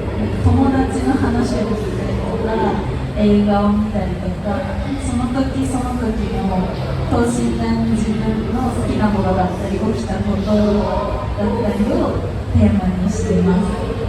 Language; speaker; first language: Japanese; native; Japanese